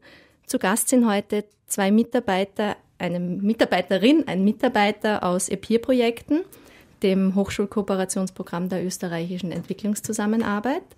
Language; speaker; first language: German; native; German